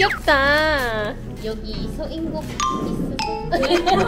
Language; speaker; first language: Korean; non-native, learner; Filipino